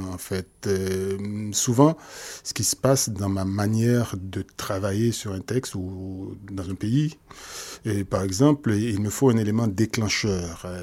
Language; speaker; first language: French; non-native, local second language; Haitian Creole